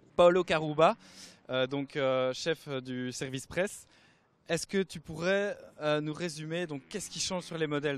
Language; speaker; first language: French; native; French